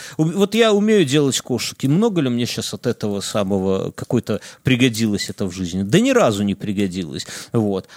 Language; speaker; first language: Russian; native; Russian